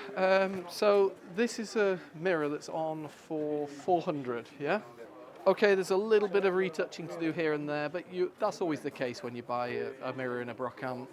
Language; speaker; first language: English; native; English